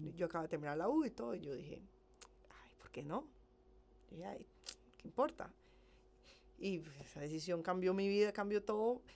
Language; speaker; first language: Spanish; native; Spanish